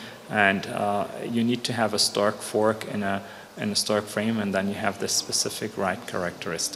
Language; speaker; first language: English; non-native, fluent; German